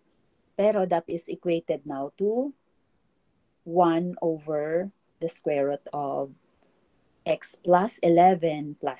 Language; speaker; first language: English; non-native, local second language; Filipino